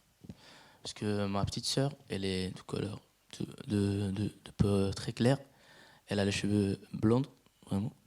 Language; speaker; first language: French; non-native, fluent; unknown